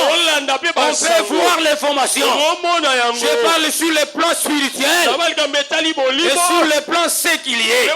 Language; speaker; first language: French; non-native, local second language; Lingala